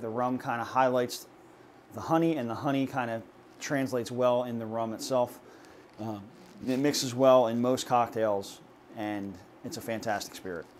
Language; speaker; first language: English; native; English